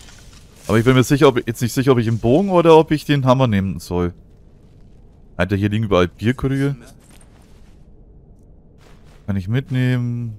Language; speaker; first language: German; native; German